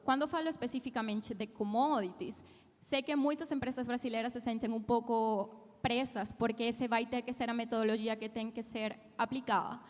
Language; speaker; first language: Portuguese; non-native, fluent; Spanish